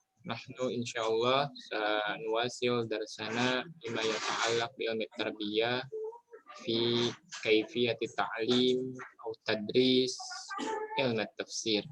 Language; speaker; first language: Arabic; non-native, fluent; Indonesian